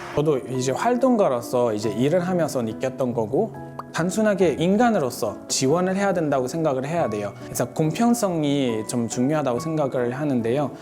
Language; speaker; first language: Korean; non-native, fluent; Arabic